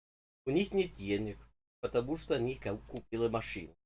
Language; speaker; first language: Russian; non-native, learner; English